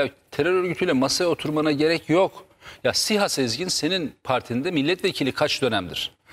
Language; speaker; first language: Turkish; native; Turkish